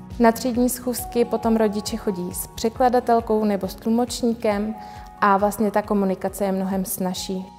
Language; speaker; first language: Czech; native; Czech